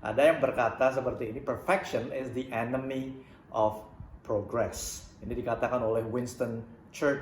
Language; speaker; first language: Indonesian; native; Indonesian